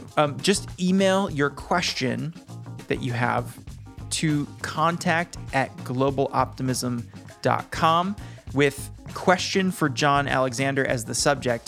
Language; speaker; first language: English; native; English